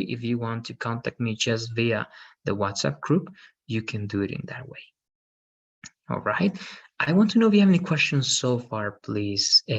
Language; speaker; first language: English; non-native, fluent; Spanish